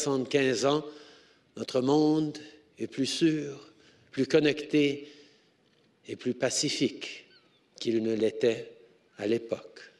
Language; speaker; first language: French; native; French